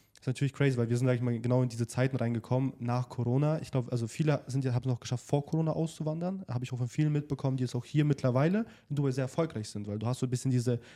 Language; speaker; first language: German; native; German